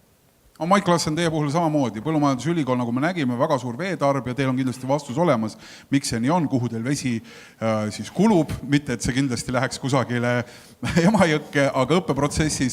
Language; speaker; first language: Estonian; native; Estonian